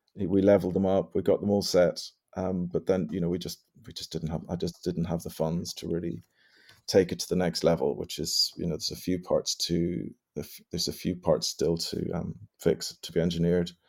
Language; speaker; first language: English; native; English